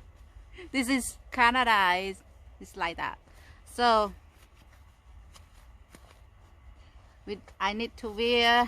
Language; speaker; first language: English; non-native, fluent; Khmer